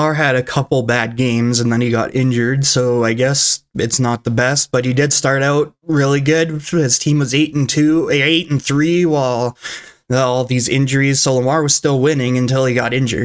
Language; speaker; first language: English; native; English